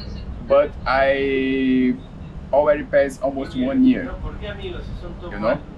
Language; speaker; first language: English; non-native, learner; Portuguese